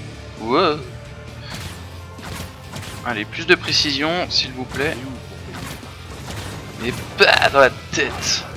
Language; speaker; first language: French; native; French